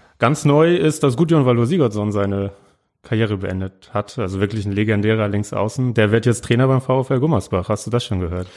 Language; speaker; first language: German; native; German